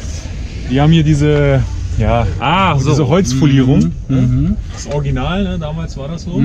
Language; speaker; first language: German; native; German